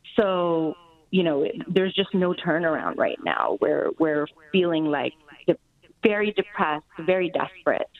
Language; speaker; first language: English; native; English